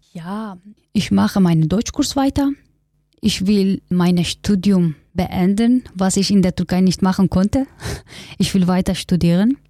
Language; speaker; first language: German; non-native, learner; Kurdish